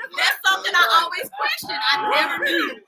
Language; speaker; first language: English; native; English